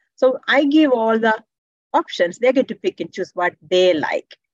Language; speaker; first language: English; non-native, local second language; Malayalam